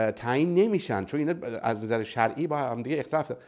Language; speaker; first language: Persian; non-native, local second language; Baluchi